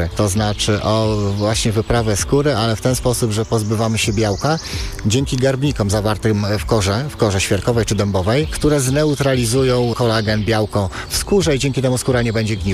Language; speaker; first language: Polish; native; Polish